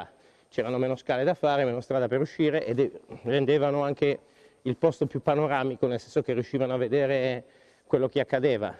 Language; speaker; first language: Italian; native; Italian